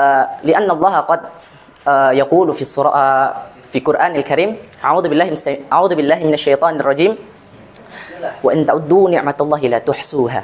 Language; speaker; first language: Arabic; non-native, learner; Indonesian